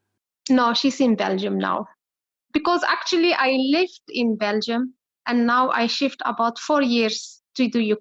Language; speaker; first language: English; non-native, learner; Arabic